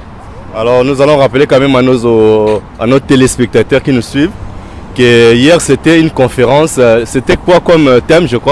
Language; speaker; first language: French; non-native, local second language; Lingala